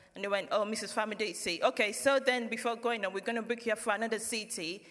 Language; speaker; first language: English; non-native, local second language; Yoruba